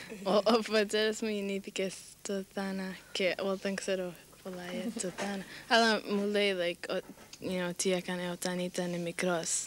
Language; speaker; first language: Greek; early bilingual, heritage; Greek